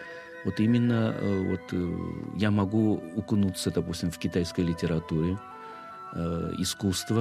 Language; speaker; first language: Russian; non-native, fluent; Chinese